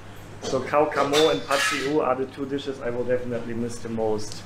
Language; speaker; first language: English; non-native, fluent; German